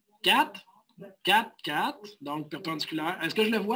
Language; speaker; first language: French; native; French